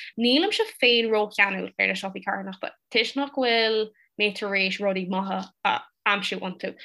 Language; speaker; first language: Irish; non-native, local second language; English